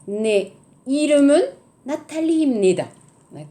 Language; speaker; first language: Korean; non-native, learner; French